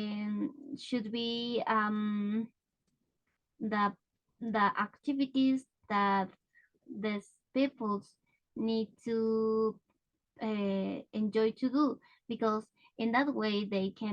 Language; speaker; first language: English; non-native, learner; Spanish